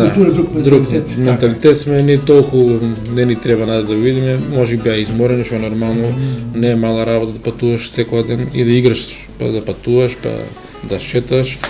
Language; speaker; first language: Macedonian; native; Macedonian